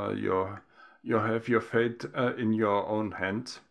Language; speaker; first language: English; non-native, fluent; German